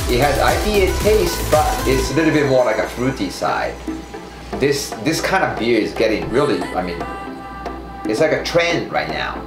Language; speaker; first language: English; non-native, fluent; Japanese